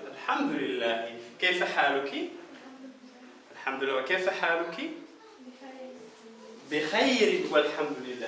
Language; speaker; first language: Arabic; non-native, fluent; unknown